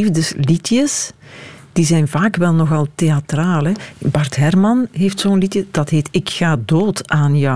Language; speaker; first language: Dutch; native; Dutch